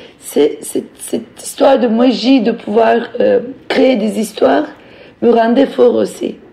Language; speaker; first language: French; non-native, fluent; Turkish